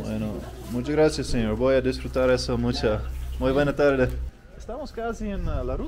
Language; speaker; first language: Spanish; non-native, learner; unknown